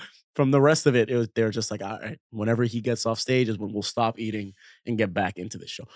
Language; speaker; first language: English; early bilingual, other home language; Arabic